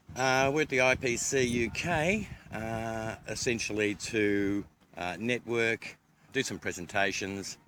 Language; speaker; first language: English; native; English